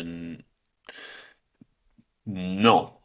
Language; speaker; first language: French; non-native, fluent; Dutch